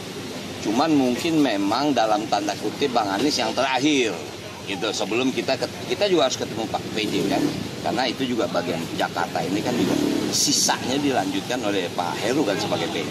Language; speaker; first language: Indonesian; native; Indonesian